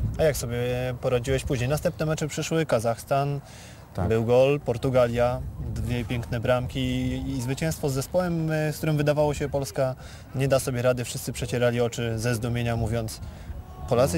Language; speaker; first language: Polish; native; Polish